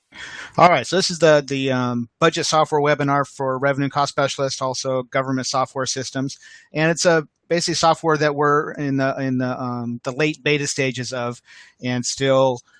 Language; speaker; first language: English; native; English